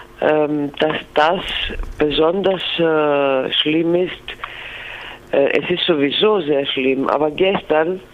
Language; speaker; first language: German; non-native, fluent; Greek